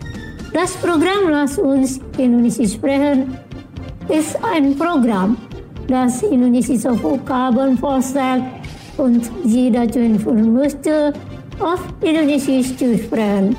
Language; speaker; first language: German; non-native, fluent; Indonesian